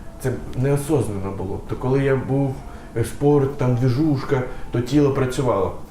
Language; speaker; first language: Ukrainian; non-native, local second language; Russian